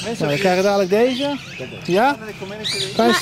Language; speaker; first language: Dutch; native; Dutch